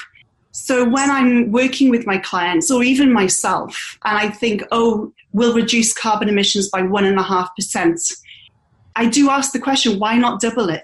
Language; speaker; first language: English; native; English